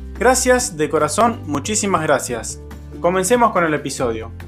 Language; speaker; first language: Spanish; native; Spanish